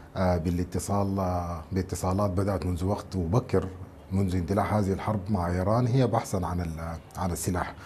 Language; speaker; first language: Arabic; native; Arabic